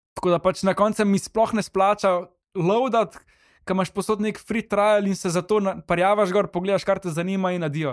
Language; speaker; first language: Slovenian; non-native, local second language; Serbian